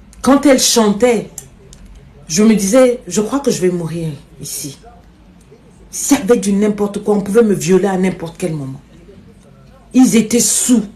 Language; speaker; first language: French; non-native, local second language; Lingala